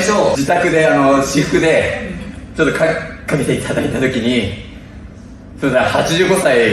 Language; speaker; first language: Japanese; native; Japanese